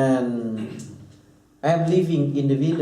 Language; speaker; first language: English; non-native, fluent; Thai